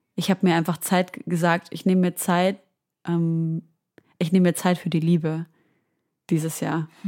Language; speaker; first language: German; early bilingual, other home language; Arabic